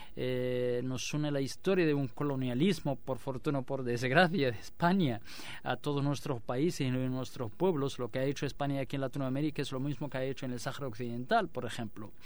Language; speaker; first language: Spanish; non-native, local second language; Arabic